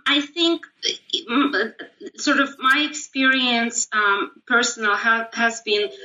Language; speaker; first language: English; non-native, fluent; Russian